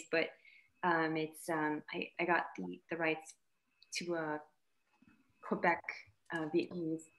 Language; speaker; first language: English; native; English